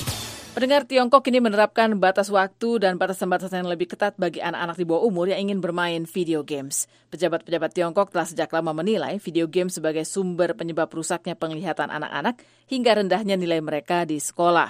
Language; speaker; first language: Indonesian; native; Indonesian